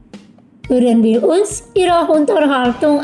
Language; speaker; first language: German; non-native, fluent; Indonesian